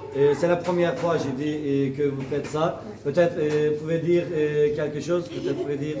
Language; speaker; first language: French; non-native, learner; Turkish